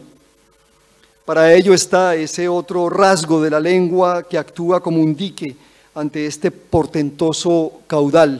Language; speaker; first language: Spanish; native; Spanish